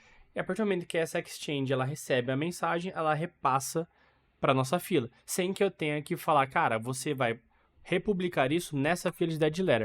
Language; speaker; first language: Portuguese; native; Portuguese